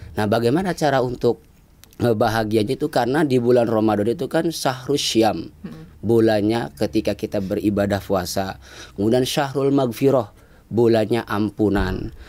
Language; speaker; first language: Indonesian; native; Indonesian